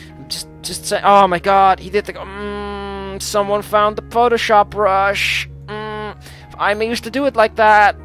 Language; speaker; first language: English; non-native, fluent; Dutch